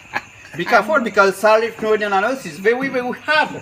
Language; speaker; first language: English; non-native, learner; Réunion Creole French